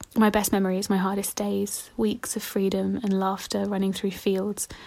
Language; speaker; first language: English; native; English